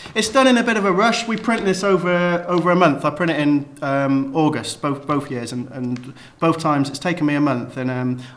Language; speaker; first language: English; native; English